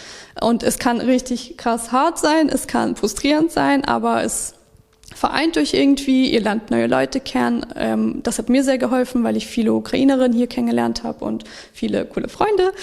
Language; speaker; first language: German; early bilingual, other home language; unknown